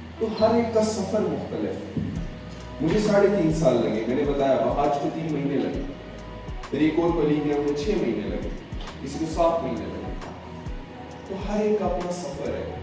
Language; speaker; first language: Urdu; non-native, local second language; Pahari-Potwari